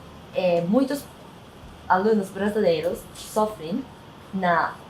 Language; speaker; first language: Portuguese; non-native, learner; Japanese